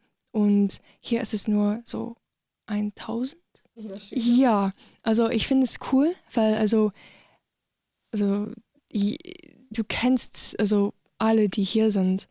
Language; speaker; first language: German; non-native, learner; English